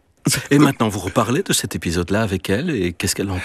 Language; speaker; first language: French; native; French